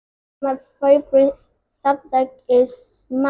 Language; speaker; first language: English; non-native, learner; Vietnamese